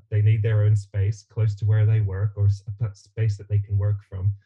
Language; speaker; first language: English; native; English